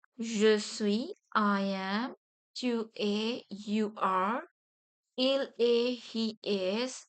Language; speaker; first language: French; non-native, fluent; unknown